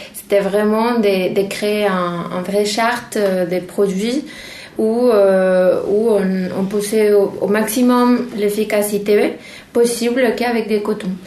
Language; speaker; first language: French; non-native, fluent; Spanish